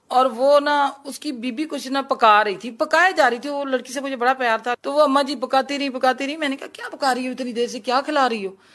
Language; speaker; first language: Urdu; non-native, local second language; Punjabi